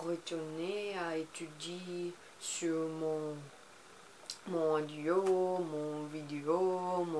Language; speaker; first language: French; non-native, learner; Portuguese